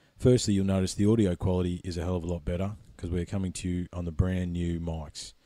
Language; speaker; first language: English; native; English